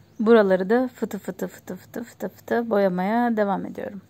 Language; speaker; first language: Turkish; native; Turkish